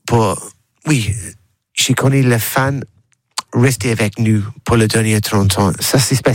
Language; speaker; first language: French; non-native, learner; English